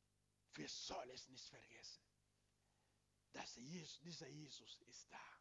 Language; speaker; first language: German; non-native, learner; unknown